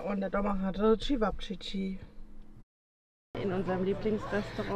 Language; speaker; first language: German; native; German